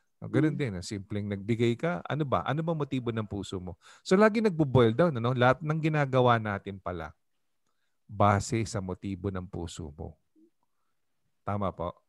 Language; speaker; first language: Filipino; native; Filipino